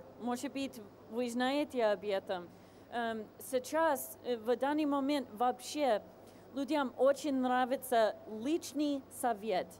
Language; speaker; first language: Russian; non-native, fluent; English